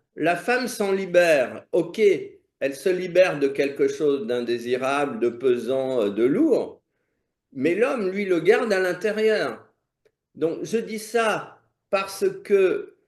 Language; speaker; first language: French; native; French